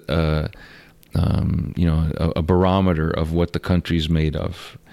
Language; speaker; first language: English; early bilingual, other home language; Russian